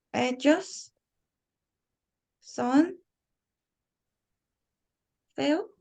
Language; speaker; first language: Spanish; non-native, learner; Korean